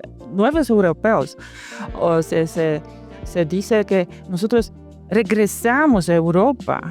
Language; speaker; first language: Spanish; non-native, fluent; Polish